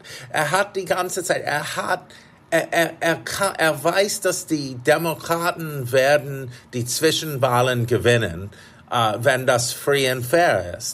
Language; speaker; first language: German; non-native, fluent; English